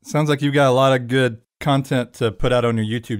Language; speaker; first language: English; native; English